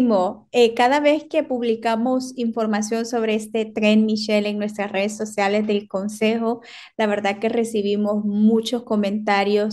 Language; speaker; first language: Spanish; native; Spanish